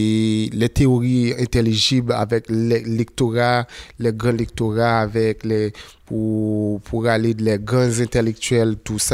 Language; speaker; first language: French; non-native, local second language; Haitian Creole